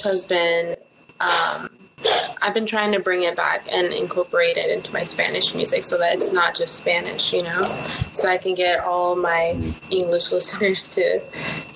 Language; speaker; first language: English; early bilingual, other home language; Spanish